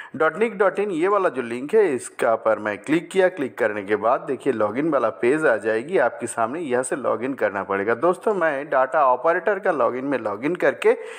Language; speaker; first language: Hindi; non-native, local second language; Bangla